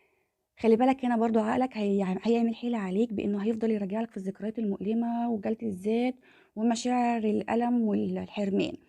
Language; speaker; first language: Arabic; native; Arabic